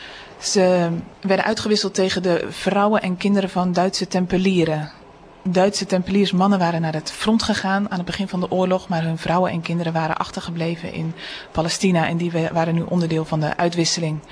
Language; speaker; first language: Dutch; native; Dutch